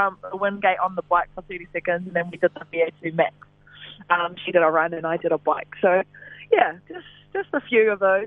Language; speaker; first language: English; native; English